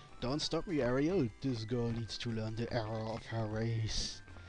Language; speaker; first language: English; non-native, fluent; German